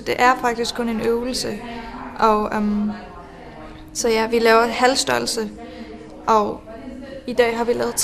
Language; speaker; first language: Danish; non-native, fluent; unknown